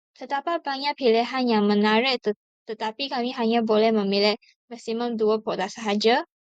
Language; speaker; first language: Malay; non-native, local second language; Chinese